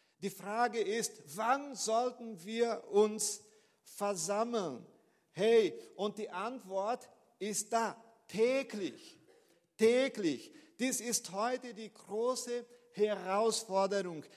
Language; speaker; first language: German; non-native, fluent; Portuguese